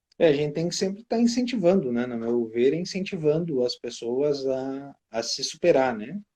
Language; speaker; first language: Portuguese; native; Portuguese